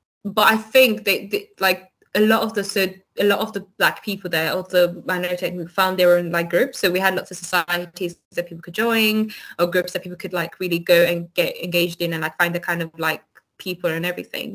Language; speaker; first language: English; non-native, local second language; Yoruba